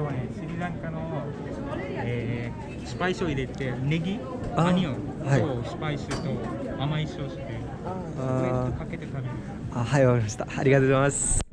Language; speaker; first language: Japanese; non-native, learner; Nepali